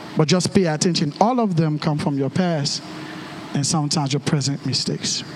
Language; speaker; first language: English; non-native, fluent; Haitian Creole